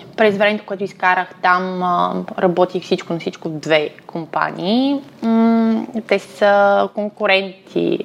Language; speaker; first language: Bulgarian; native; Bulgarian